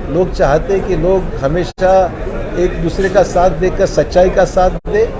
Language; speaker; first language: Hindi; non-native, local second language; Marathi